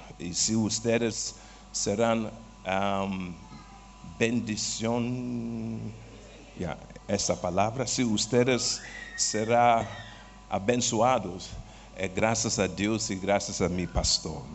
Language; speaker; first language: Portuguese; non-native, learner; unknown